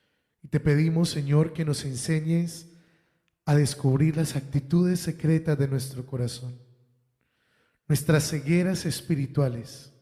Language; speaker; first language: Spanish; native; Spanish